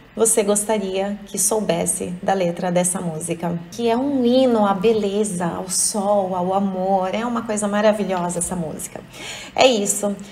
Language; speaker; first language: Portuguese; native; Portuguese